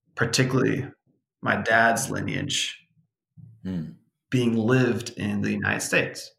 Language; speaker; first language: English; early bilingual, other home language; Portuguese